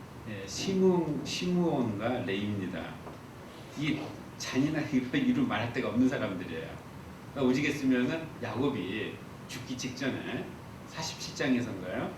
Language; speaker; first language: Korean; native; Korean